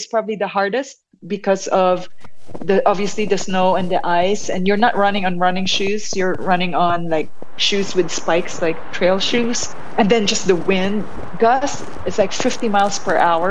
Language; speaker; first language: English; non-native, local second language; Hiligaynon